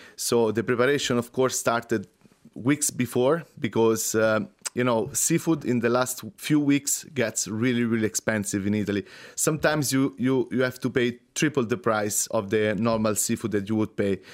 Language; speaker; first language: English; non-native, fluent; Italian